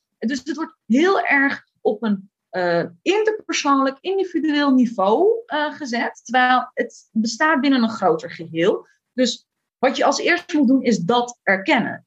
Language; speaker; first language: Dutch; early bilingual, other home language; Turkish